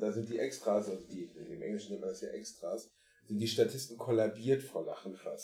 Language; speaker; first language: German; native; German